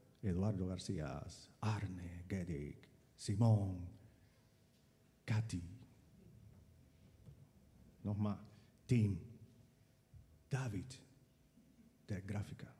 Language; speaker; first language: German; non-native, fluent; Spanish